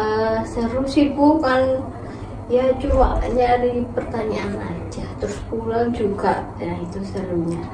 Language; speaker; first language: Indonesian; native; Indonesian